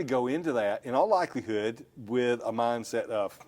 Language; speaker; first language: English; native; English